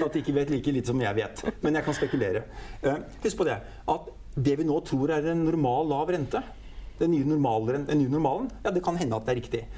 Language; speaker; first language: Norwegian; native; Norwegian